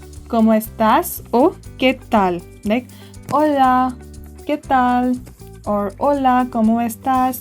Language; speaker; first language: Spanish; non-native, fluent; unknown